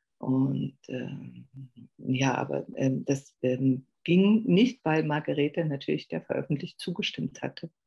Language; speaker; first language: German; native; German